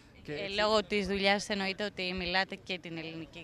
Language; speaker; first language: Greek; native; Greek